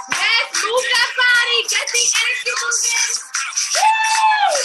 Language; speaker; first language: English; native; English